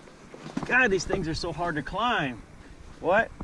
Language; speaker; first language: English; native; English